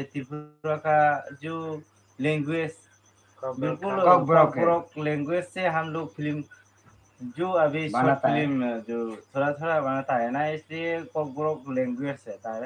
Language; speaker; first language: Hindi; non-native, local second language; Kok Borok